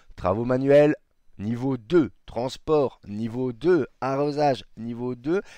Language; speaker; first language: French; native; French